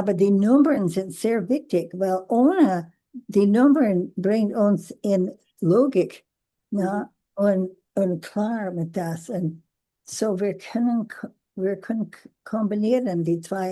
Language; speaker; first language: German; non-native, learner; English